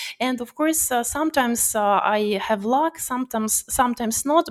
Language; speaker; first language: English; non-native, learner; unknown